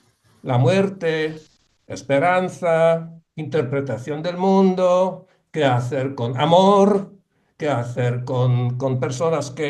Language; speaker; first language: Spanish; non-native, fluent; Polish